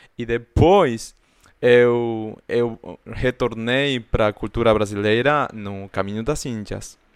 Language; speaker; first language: Portuguese; non-native, fluent; Spanish